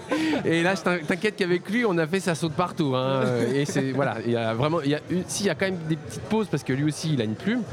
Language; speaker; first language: French; native; French